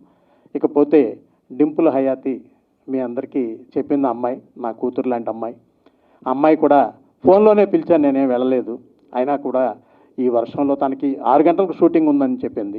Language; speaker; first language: Telugu; native; Telugu